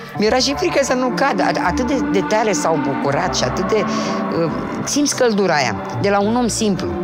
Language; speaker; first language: Romanian; native; Romanian